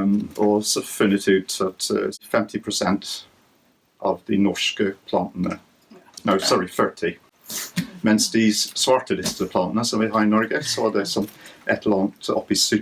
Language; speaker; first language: Norwegian; non-native, fluent; English